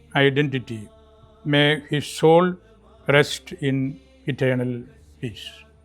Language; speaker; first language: English; non-native, local second language; Malayalam